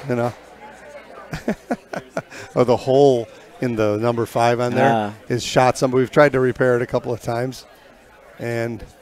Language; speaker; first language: English; native; English